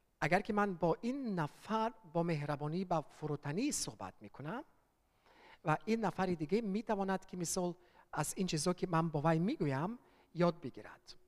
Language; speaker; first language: Persian; early bilingual, heritage; Persian